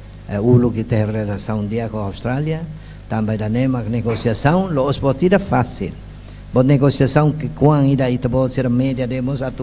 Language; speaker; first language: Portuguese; non-native, local second language; Tetum